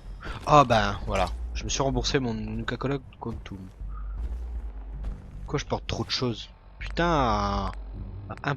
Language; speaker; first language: French; native; French